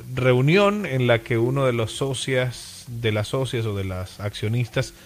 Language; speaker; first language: Spanish; native; Spanish